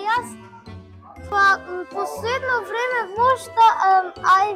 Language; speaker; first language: Macedonian; early bilingual, heritage; Macedonian